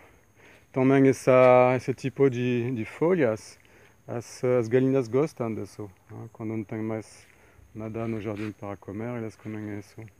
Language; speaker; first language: Portuguese; non-native, fluent; French